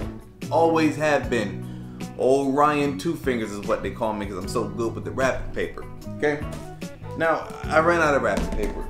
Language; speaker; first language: English; native; English